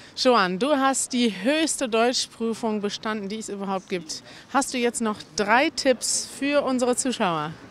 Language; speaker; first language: German; native; German